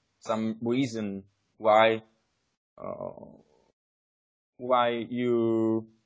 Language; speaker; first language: English; non-native, learner; Czech